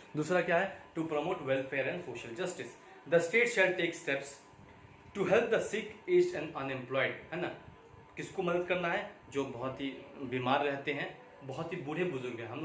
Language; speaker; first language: Hindi; native; Hindi